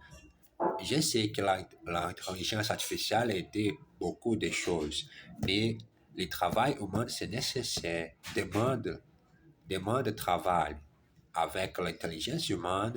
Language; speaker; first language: French; non-native, learner; German